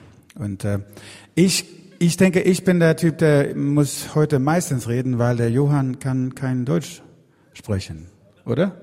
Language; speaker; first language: German; non-native, learner; Swedish